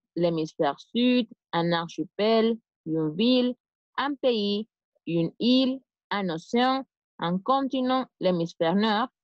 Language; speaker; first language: French; non-native, fluent; Spanish